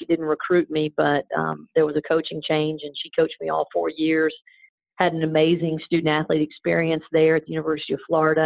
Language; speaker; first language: English; native; English